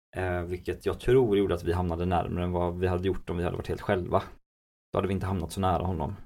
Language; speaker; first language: Swedish; native; Swedish